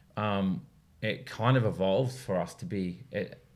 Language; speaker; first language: English; native; English